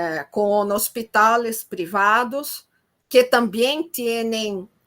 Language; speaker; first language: Spanish; non-native, fluent; Portuguese